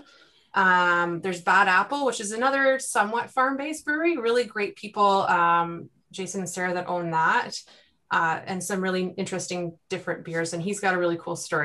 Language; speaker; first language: English; native; English